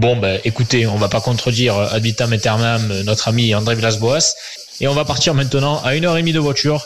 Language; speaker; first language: French; native; French